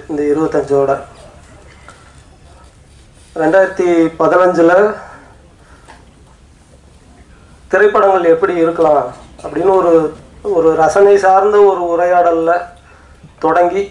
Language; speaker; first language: Tamil; native; Tamil